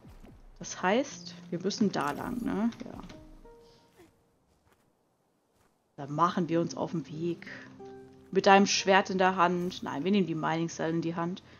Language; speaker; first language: German; native; German